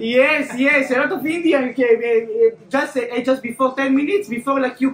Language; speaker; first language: English; non-native, learner; Hebrew